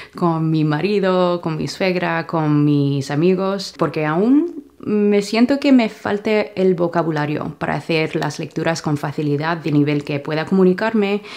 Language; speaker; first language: Spanish; non-native, fluent; English